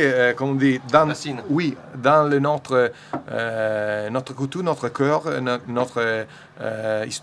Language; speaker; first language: French; non-native, learner; Italian